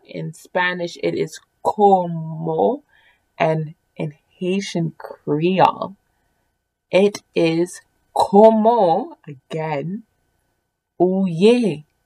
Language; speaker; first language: English; early bilingual, other home language; French